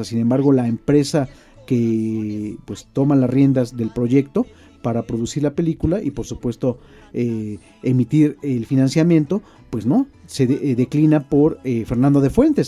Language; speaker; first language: Spanish; native; Spanish